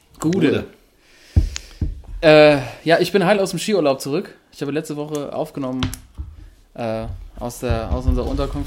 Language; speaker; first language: German; native; German